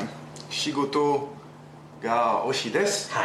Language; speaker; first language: Japanese; non-native, learner; French